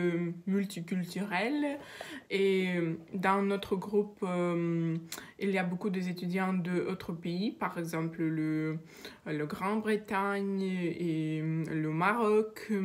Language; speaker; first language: French; non-native, learner; Russian